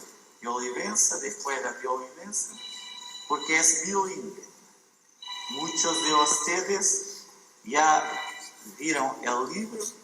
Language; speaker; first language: Portuguese; non-native, fluent; Spanish